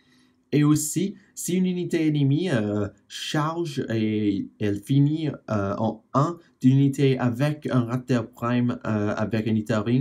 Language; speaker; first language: French; non-native, fluent; English